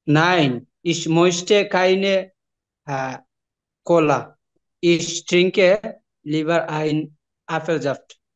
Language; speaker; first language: German; non-native, learner; Bangla